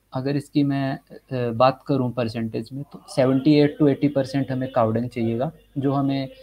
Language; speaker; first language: Hindi; native; Hindi